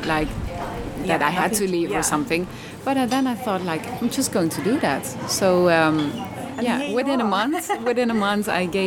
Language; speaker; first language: English; non-native, fluent; Dutch